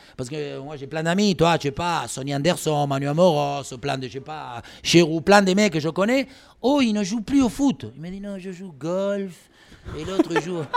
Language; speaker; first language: French; non-native, fluent; Spanish